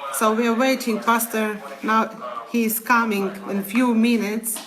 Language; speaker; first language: English; non-native, learner; Ukrainian